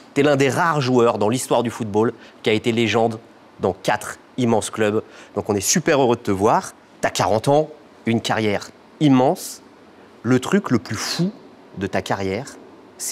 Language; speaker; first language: French; native; French